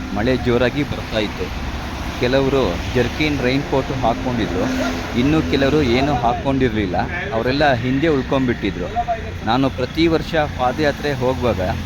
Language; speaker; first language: Kannada; native; Kannada